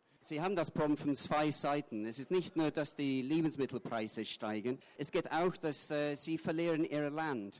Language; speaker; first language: German; non-native, fluent; English